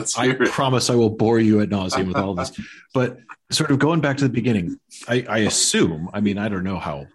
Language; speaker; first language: English; native; English